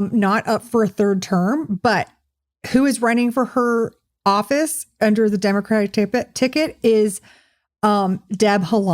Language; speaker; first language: English; native; English